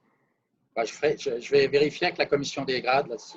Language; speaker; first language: French; native; French